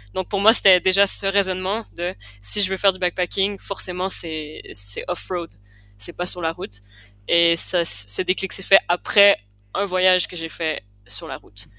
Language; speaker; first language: French; native; French